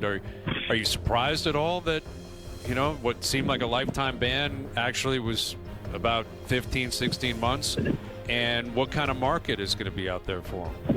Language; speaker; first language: English; native; English